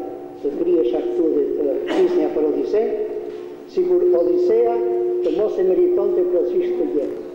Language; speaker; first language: Albanian; native; Albanian